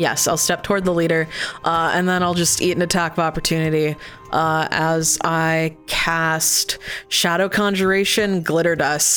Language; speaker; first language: English; native; English